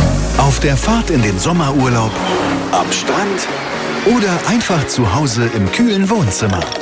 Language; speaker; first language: German; native; German